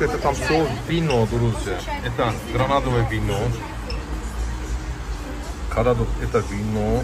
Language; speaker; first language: Russian; non-native, learner; Turkish